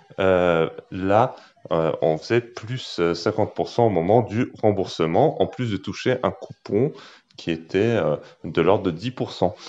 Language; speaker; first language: French; native; French